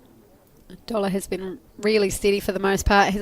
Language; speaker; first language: English; native; English